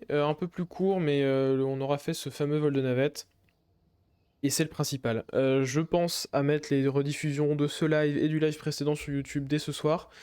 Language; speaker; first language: French; native; French